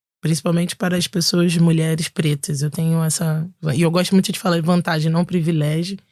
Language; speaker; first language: Portuguese; native; Portuguese